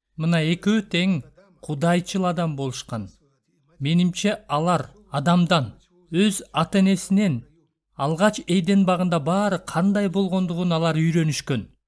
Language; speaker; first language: Kyrgyz; non-native, local second language; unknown